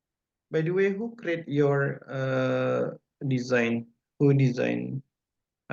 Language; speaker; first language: English; non-native, fluent; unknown